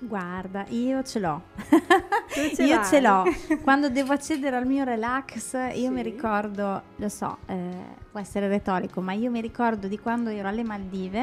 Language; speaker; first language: Italian; native; Italian